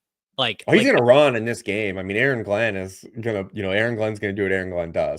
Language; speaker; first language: English; native; English